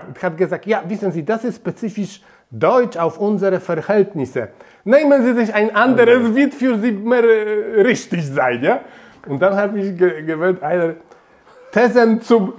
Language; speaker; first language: German; non-native, fluent; Polish